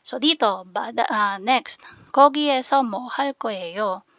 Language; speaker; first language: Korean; non-native, fluent; Filipino